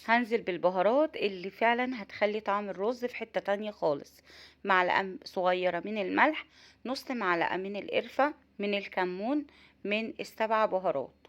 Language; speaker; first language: Arabic; native; Arabic